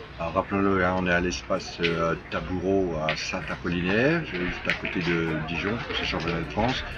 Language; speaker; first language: French; native; French